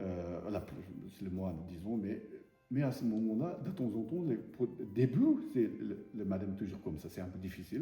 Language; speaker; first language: French; non-native, learner; Tibetan